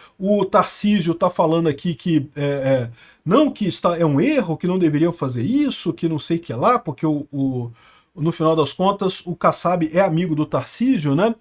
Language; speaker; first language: Portuguese; native; Portuguese